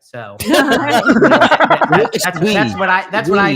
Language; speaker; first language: English; native; English